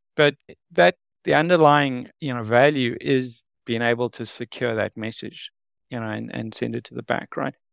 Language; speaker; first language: English; native; English